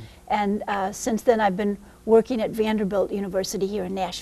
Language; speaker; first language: English; native; English